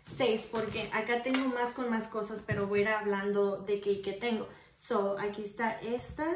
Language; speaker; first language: Spanish; early bilingual, heritage; Spanish